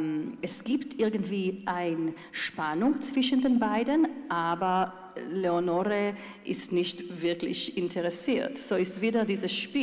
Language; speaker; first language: German; non-native, fluent; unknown